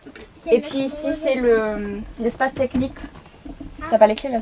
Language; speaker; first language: French; native; French